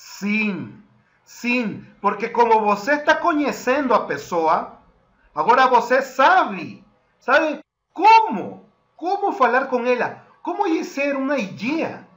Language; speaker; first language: Portuguese; non-native, fluent; Spanish